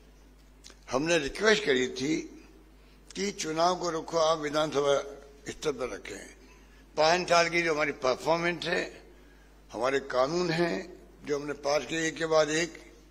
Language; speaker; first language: Hindi; native; Hindi